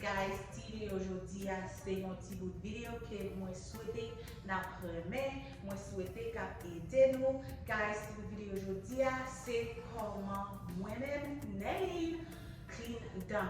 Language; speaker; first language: French; non-native, learner; Haitian Creole